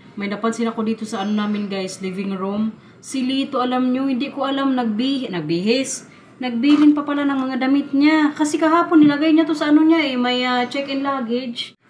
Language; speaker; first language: Filipino; non-native, local second language; Waray